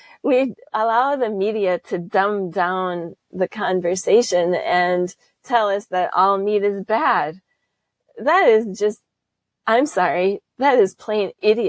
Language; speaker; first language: English; native; English